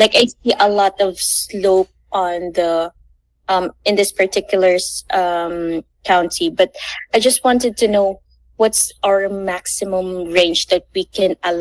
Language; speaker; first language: English; non-native, fluent; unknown